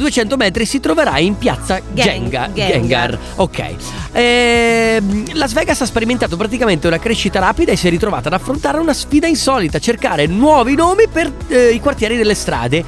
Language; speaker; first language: Italian; native; Italian